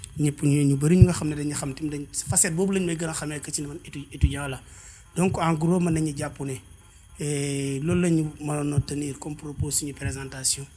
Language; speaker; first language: Wolof; native; Wolof